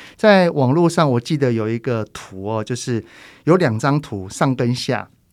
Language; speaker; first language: Chinese; native; Chinese